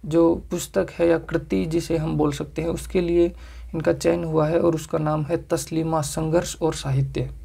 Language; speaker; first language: Hindi; native; Hindi